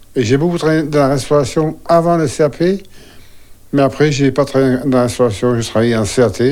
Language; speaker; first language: French; native; French